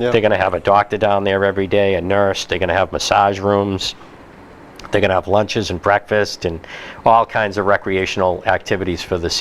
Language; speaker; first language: English; native; English